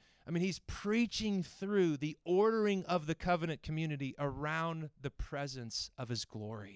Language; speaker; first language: English; native; English